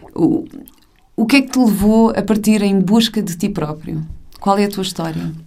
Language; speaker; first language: Portuguese; native; Portuguese